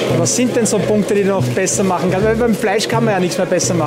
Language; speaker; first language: German; native; German